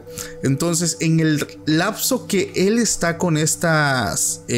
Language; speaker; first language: Spanish; native; Spanish